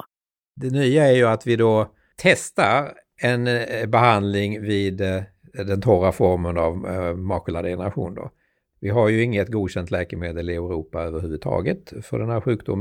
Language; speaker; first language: Swedish; native; Swedish